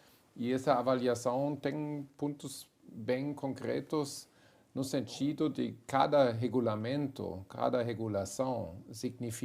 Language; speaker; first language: Portuguese; non-native, fluent; German